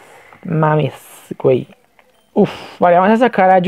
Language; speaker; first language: Spanish; native; Spanish